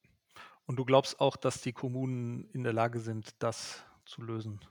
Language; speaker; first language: German; native; German